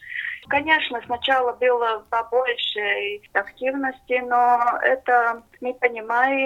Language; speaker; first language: Russian; non-native, local second language; Latvian